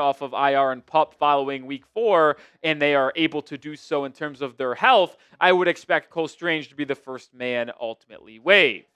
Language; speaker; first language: English; native; English